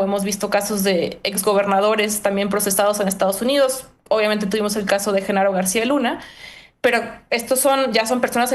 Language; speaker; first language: Spanish; native; Spanish